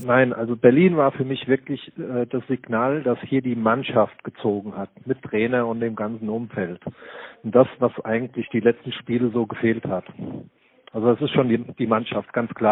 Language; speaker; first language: German; native; German